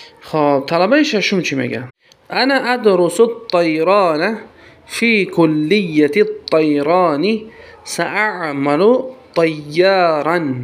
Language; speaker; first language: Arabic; non-native, fluent; Tajik